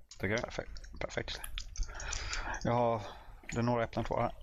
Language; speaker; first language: Swedish; native; Swedish